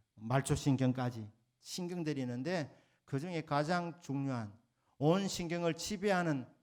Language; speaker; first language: Korean; native; Korean